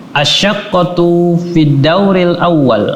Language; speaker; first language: Arabic; non-native, fluent; Indonesian